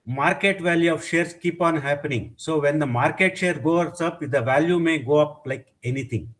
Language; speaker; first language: English; non-native, local second language; Kannada